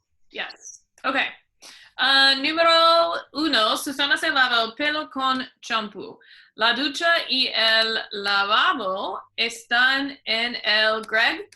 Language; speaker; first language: Spanish; non-native, fluent; English